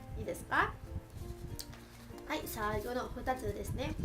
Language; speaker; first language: Japanese; early bilingual, other home language; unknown